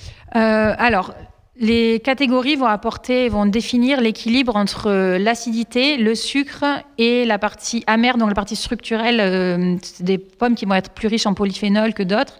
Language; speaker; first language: French; native; French